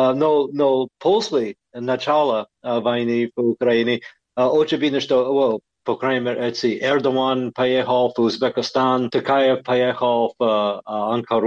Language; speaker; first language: Russian; non-native, fluent; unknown